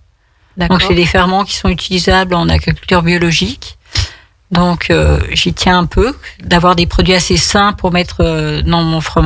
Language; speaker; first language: French; native; French